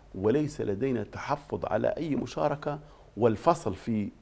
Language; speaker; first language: Arabic; native; Arabic